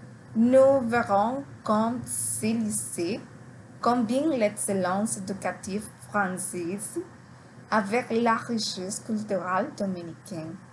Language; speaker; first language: French; non-native, learner; Spanish